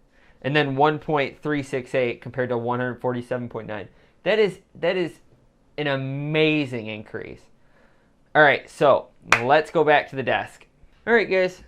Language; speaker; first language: English; native; English